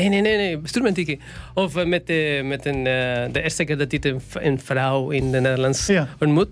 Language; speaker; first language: Dutch; non-native, learner; Spanish